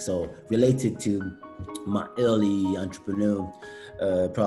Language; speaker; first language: English; non-native, local second language; Kinyarwanda